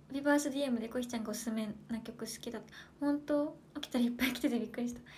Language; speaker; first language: Japanese; native; Japanese